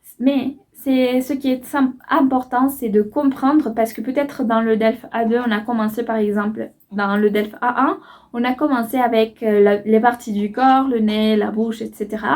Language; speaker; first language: French; non-native, fluent; Spanish